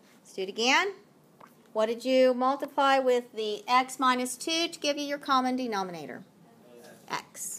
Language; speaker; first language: English; native; English